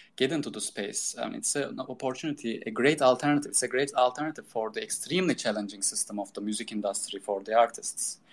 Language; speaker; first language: English; non-native, fluent; Turkish